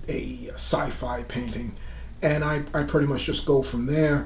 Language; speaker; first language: English; native; English